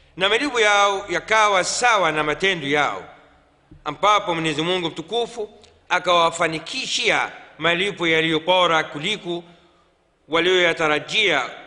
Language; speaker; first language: Swahili; non-native, fluent; Arabic